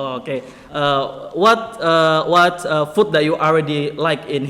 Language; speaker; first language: English; non-native, learner; Indonesian